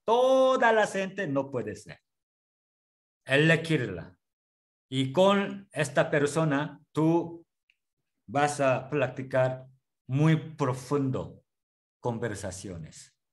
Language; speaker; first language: Spanish; non-native, learner; Korean